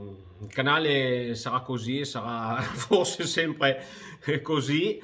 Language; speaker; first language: Italian; native; Italian